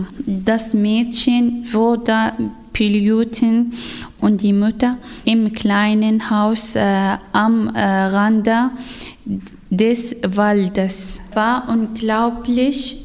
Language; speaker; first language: German; non-native, learner; Arabic